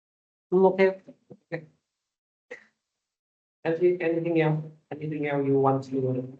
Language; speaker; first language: English; non-native, learner; Vietnamese